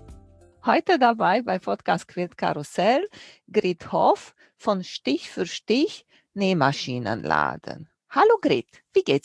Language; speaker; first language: German; non-native, fluent; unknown